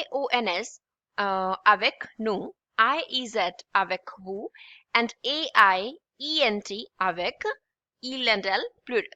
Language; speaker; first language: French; non-native, fluent; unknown